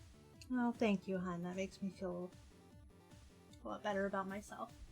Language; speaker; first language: English; native; English